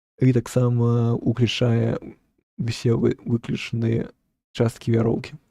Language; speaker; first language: Belarusian; non-native, local second language; Russian